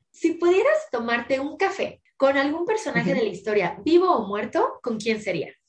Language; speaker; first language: Spanish; native; Spanish